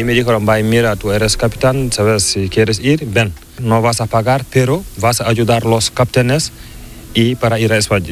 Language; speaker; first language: Spanish; non-native, learner; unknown